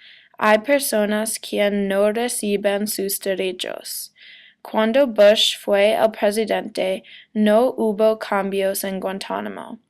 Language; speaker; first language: Spanish; non-native, learner; English